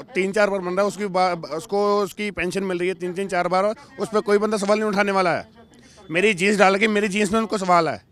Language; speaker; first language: Hindi; native; Hindi